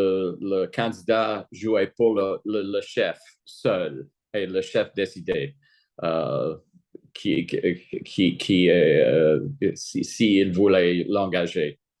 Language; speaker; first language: French; non-native, fluent; English